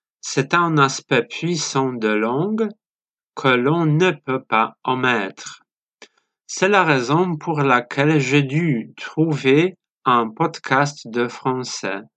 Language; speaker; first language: French; non-native, learner; Polish